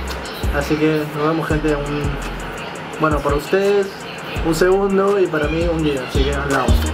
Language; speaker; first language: Spanish; native; Spanish